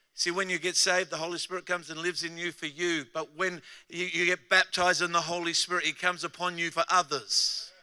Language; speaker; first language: English; native; English